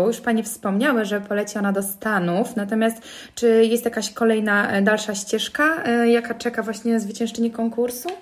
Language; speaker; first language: Polish; native; Polish